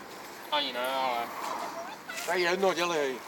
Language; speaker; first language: Czech; native; Czech